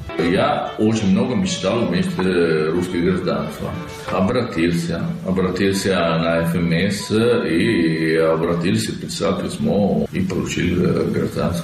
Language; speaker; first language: Russian; non-native, learner; Italian